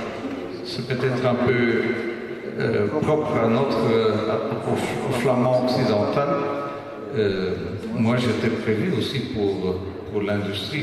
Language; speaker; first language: French; non-native, local second language; Dutch